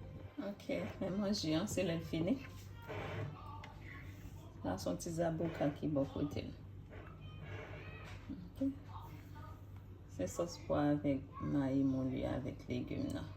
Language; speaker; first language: French; non-native, learner; Haitian Creole